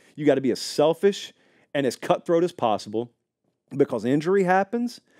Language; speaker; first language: English; native; English